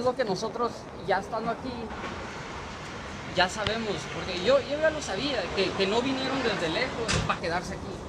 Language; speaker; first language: Spanish; early bilingual, heritage; Spanish